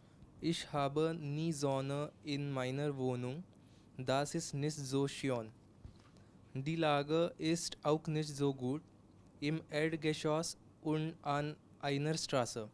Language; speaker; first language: German; non-native, learner; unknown